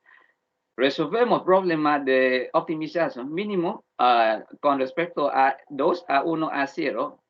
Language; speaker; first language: Spanish; non-native, learner; Vietnamese